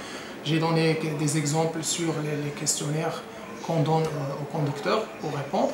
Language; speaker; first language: French; non-native, local second language; Arabic